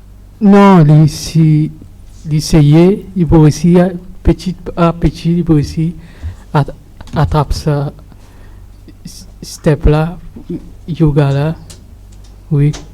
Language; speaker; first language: French; non-native, local second language; Morisyen